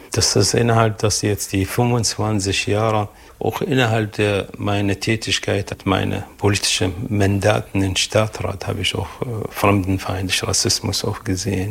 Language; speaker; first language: German; non-native, fluent; Arabic